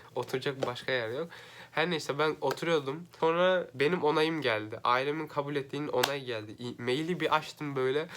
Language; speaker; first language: Turkish; native; Turkish